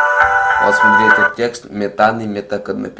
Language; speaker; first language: Russian; native; Russian